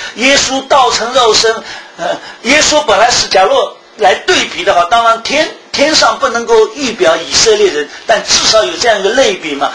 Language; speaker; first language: Chinese; early bilingual, heritage; Chinese